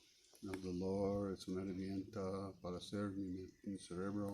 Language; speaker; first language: Spanish; non-native, learner; English